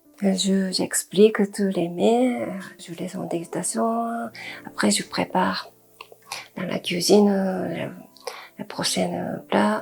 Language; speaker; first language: French; non-native, fluent; Japanese